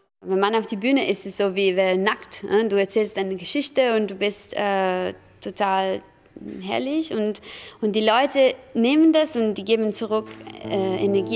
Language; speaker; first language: German; non-native, fluent; Italian